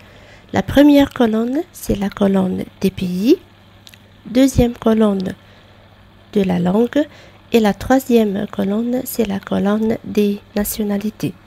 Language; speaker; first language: French; non-native, fluent; Arabic